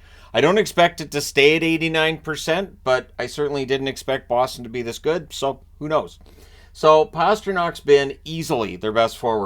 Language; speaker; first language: English; native; English